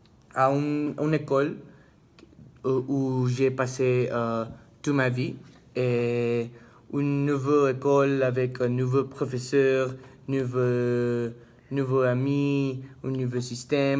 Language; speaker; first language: French; non-native, learner; Spanish